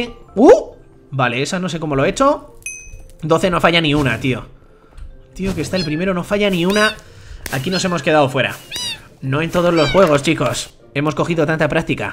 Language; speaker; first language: Spanish; native; Spanish